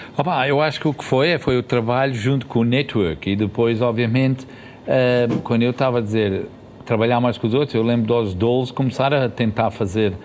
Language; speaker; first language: Portuguese; early bilingual, heritage; Portuguese